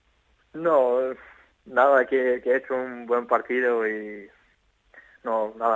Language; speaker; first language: Spanish; non-native, fluent; Swedish